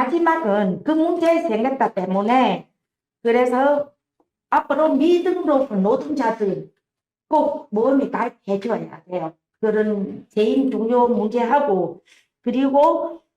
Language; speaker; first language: Korean; non-native, learner; Vietnamese